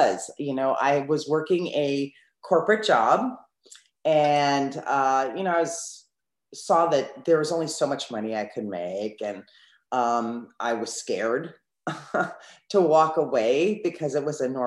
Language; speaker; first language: English; native; English